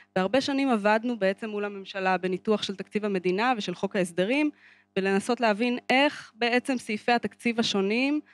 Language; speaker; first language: Hebrew; native; Hebrew